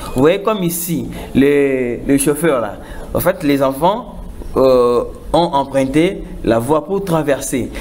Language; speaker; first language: French; non-native, local second language; Lingala